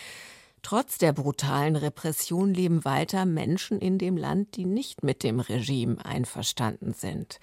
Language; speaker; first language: German; native; German